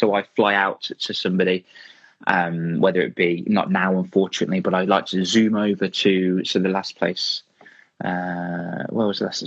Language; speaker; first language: English; native; English